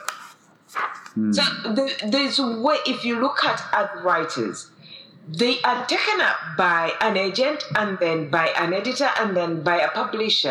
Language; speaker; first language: English; non-native, local second language; Ganda